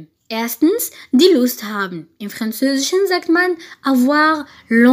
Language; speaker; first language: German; non-native, fluent; French